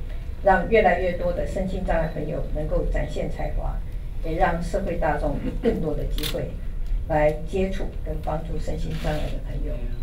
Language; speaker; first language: Chinese; native; Chinese